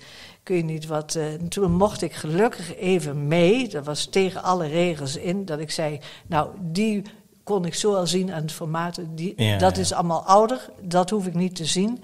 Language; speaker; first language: Dutch; native; Dutch